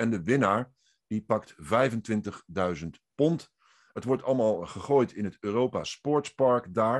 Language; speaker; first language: Dutch; native; Dutch